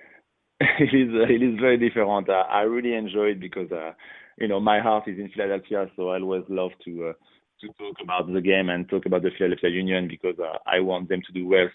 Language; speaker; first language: English; non-native, fluent; French